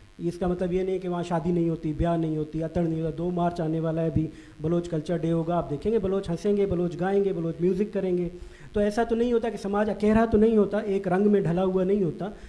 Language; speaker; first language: Urdu; non-native, local second language; Baluchi